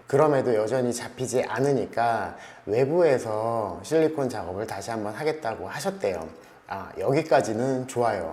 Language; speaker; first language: Korean; native; Korean